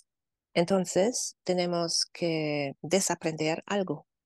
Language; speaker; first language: Spanish; non-native, fluent; German